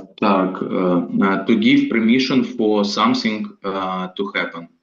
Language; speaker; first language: English; non-native, learner; Russian